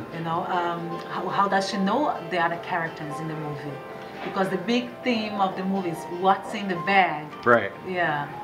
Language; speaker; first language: English; non-native, fluent; Portuguese